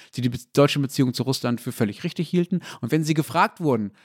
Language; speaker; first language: German; native; German